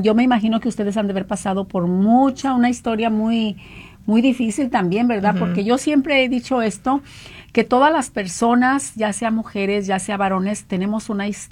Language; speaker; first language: Spanish; native; Spanish